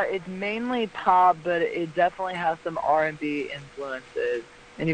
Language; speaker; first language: English; native; English